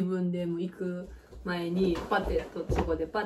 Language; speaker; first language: Japanese; native; Japanese